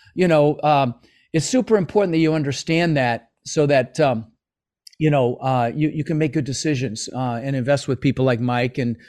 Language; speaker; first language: English; early bilingual, other home language; Dutch